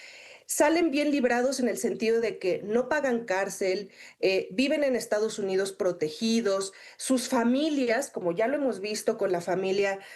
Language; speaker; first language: Spanish; native; Spanish